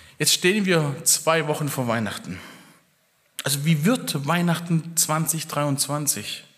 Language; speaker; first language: German; early bilingual, other home language; Italian